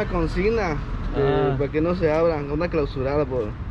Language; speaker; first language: Spanish; native; Spanish